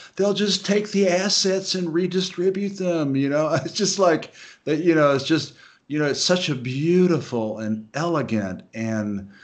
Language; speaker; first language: English; native; English